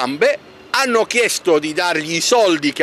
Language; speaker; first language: Italian; native; Italian